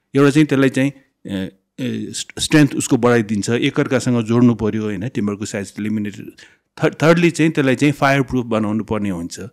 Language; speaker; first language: Nepali; non-native, local second language; Newari